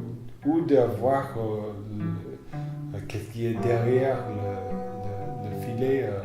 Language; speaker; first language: French; non-native, fluent; English